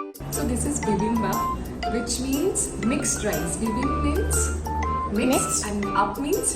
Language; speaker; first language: English; non-native, local second language; Bangla